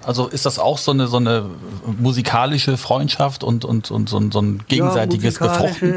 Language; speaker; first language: German; native; German